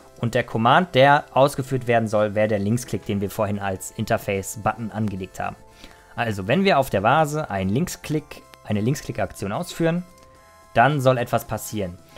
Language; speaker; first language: German; native; German